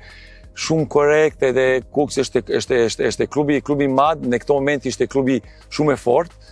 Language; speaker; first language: Albanian; non-native, learner; Serbian